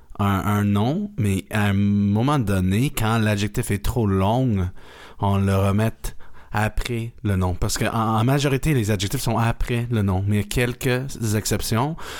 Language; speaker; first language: French; native; French